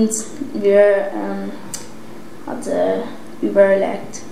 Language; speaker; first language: German; non-native, learner; Dutch